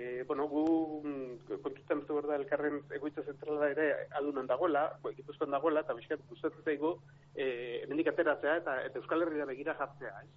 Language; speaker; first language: Basque; native; Basque